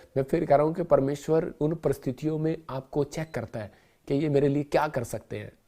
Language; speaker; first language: Hindi; non-native, local second language; Punjabi